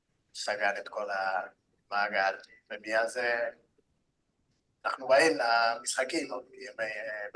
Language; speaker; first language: Hebrew; non-native, fluent; Spanish